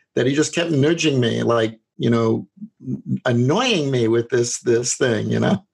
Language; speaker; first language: English; native; English